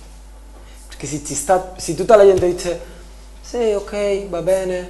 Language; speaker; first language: Italian; non-native, learner; Spanish